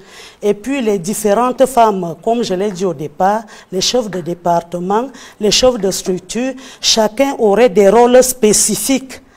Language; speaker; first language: French; non-native, local second language; Fang